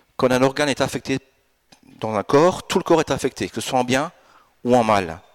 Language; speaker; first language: French; early bilingual, other home language; Italian